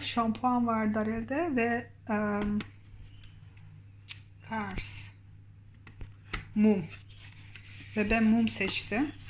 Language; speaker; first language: Turkish; early bilingual, heritage; Turkish